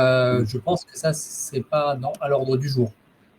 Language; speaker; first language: French; native; French